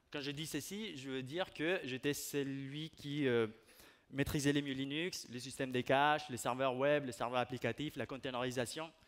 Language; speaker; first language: French; non-native, fluent; Spanish